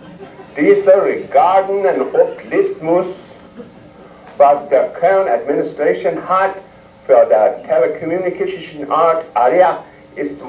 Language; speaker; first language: German; non-native, learner; English